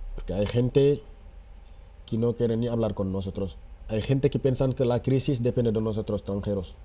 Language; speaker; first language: Spanish; non-native, fluent; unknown